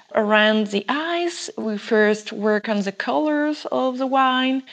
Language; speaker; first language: English; non-native, fluent; French